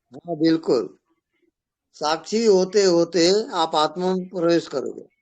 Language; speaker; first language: Hindi; native; Hindi